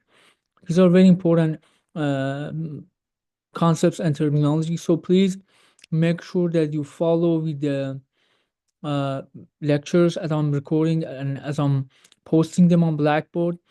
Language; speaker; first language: English; non-native, fluent; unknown